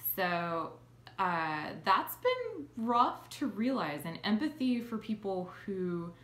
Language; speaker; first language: English; native; English